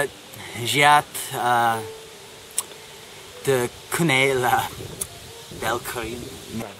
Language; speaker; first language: French; non-native, learner; English